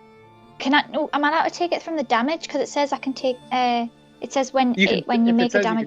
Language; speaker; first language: English; native; English